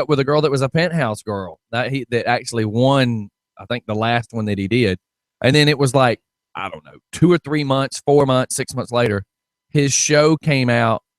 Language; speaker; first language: English; native; English